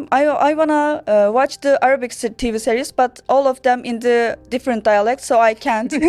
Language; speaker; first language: English; non-native, learner; Turkish